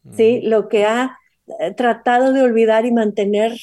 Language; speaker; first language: Spanish; native; Spanish